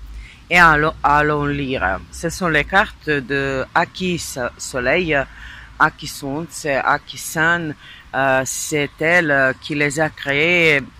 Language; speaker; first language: French; non-native, fluent; Serbian